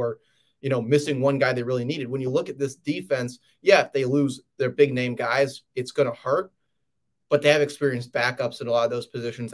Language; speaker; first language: English; native; English